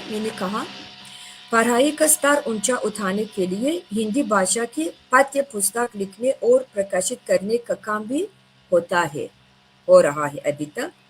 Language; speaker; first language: Hindi; non-native, fluent; Tajik